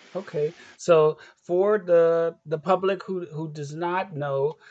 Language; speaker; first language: English; native; English